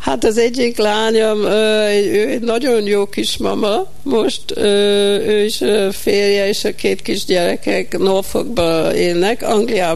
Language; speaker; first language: Hungarian; early bilingual, heritage; Hungarian